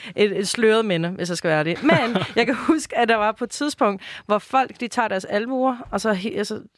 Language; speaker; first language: Danish; non-native, fluent; Spanish